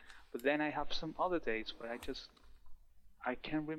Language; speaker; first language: English; non-native, fluent; Spanish